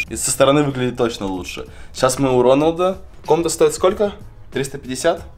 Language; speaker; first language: Russian; native; Russian